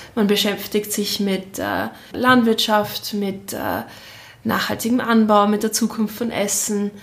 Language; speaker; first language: German; native; German